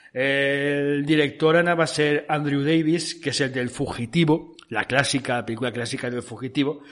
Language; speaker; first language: Spanish; non-native, local second language; Catalan